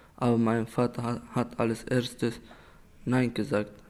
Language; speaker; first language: German; non-native, learner; Arabic